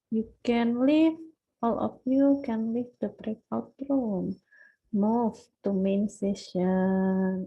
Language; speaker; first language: English; non-native, fluent; Indonesian